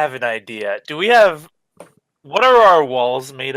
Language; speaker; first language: English; native; English